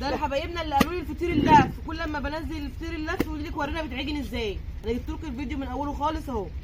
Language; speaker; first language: Arabic; native; Arabic